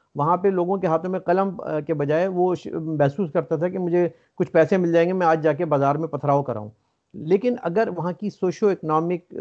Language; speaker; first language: Urdu; native; Urdu